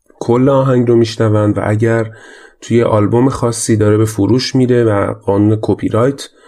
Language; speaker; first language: Persian; native; Persian